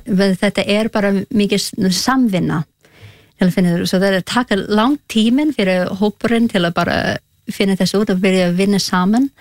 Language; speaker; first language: Icelandic; non-native, learner; English